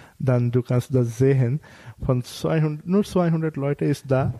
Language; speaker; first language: German; non-native, learner; Bangla